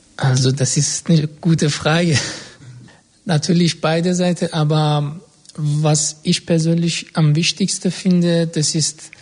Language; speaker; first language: German; non-native, fluent; Arabic